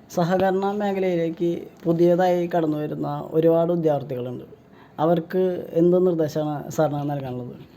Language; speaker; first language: Malayalam; native; Malayalam